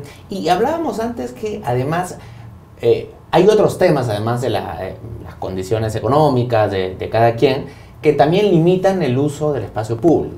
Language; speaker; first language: Spanish; native; Spanish